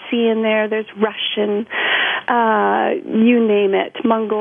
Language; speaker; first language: English; native; English